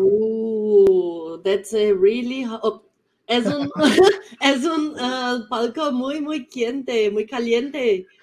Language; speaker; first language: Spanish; non-native, learner; Portuguese